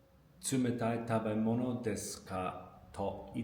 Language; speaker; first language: Japanese; non-native, learner; English